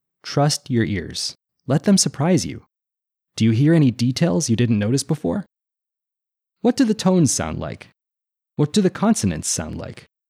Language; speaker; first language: English; native; English